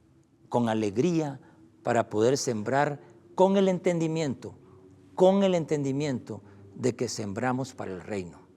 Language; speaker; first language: Spanish; native; Spanish